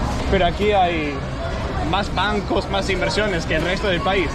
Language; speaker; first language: Spanish; non-native, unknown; Danish